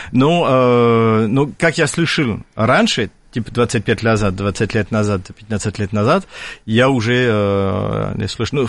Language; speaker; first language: Russian; non-native, fluent; French